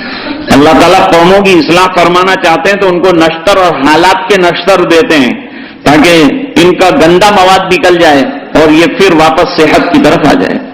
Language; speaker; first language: Urdu; native; Urdu